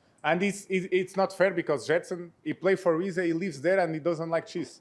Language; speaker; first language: English; non-native, fluent; Portuguese